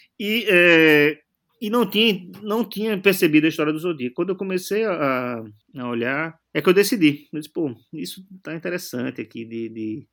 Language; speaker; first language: Portuguese; native; Portuguese